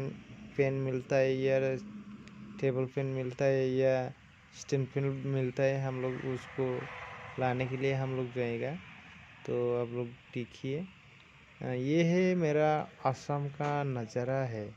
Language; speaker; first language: Hindi; non-native, local second language; Bodo